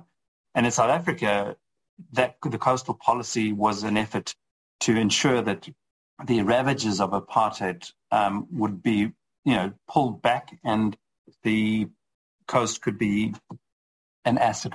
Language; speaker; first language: English; native; English